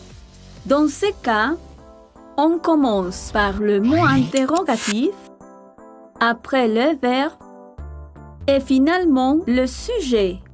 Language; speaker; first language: French; non-native, fluent; Spanish